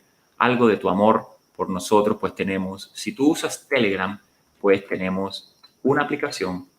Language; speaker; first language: Spanish; native; Spanish